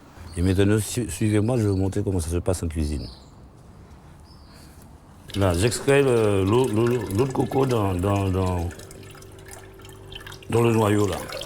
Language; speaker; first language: French; non-native, local second language; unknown